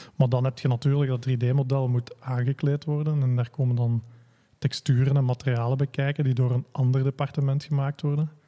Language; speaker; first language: Dutch; native; Dutch